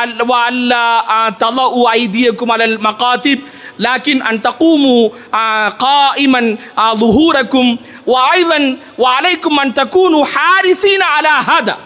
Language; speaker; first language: Arabic; non-native, fluent; Tamil